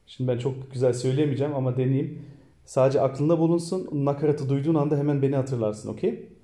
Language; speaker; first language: Turkish; early bilingual, heritage; Turkish